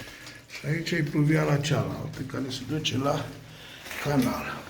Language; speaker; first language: Romanian; native; Romanian